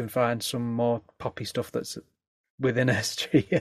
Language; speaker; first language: English; native; English